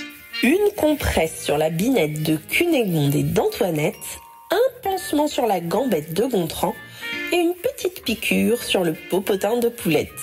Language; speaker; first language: French; native; French